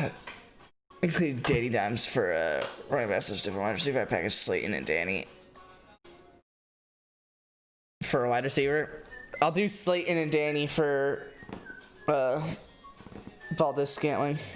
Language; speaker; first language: English; native; English